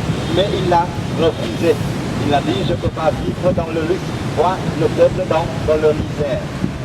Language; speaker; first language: French; non-native, fluent; Vietnamese